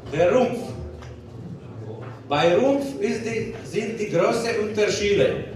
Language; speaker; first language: German; non-native, learner; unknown